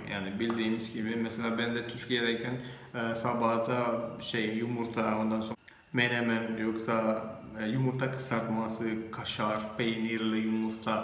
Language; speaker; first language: Turkish; non-native, fluent; Malayalam